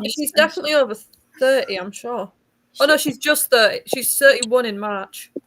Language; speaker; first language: English; native; English